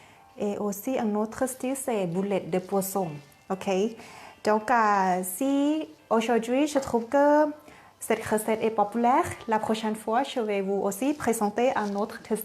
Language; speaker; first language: French; non-native, fluent; Thai